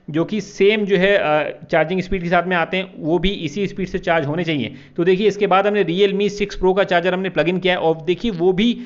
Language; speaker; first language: Hindi; native; Hindi